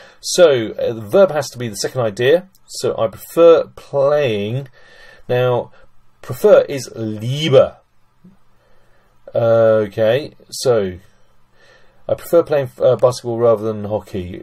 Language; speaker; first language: English; native; English